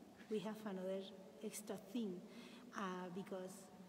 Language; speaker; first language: English; non-native, learner; Spanish